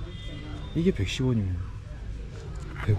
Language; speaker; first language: Korean; native; Korean